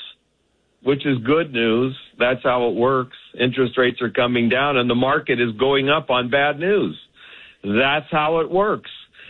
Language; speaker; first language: English; native; English